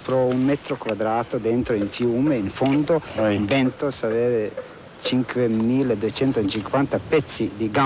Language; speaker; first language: Italian; non-native, learner; Croatian